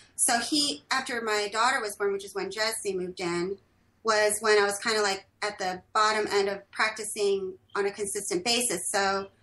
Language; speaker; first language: English; native; English